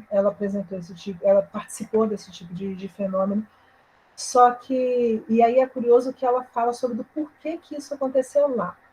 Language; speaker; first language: Portuguese; native; Portuguese